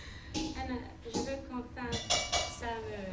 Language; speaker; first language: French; non-native, learner; English